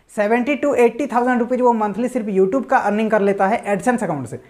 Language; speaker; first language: Hindi; native; Hindi